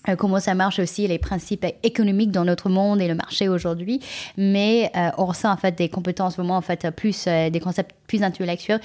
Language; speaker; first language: French; non-native, fluent; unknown